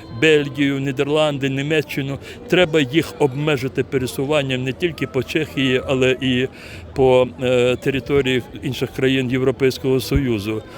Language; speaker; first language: Ukrainian; non-native, local second language; Crimean Tatar